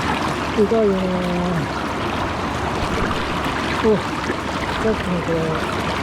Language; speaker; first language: Japanese; native; Japanese